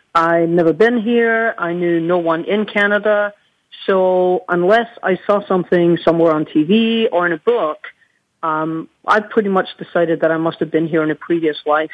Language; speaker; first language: English; native; English